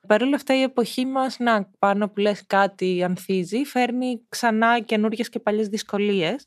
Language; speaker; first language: Greek; early bilingual, heritage; Greek